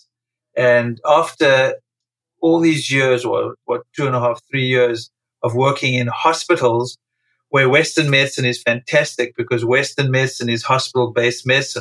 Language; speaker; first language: English; native; English